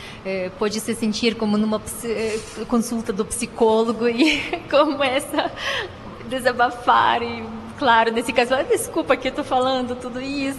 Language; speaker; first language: Portuguese; non-native, fluent; Ukrainian